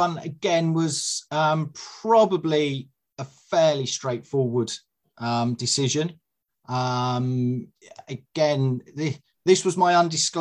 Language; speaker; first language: English; native; English